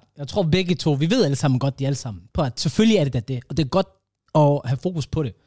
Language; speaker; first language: Danish; early bilingual, other home language; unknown